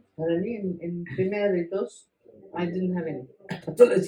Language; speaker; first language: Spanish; non-native, learner; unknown